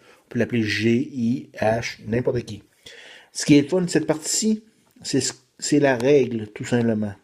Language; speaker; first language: French; native; French